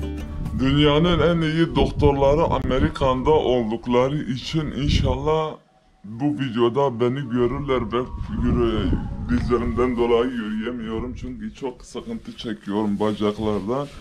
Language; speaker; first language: Turkish; non-native, local second language; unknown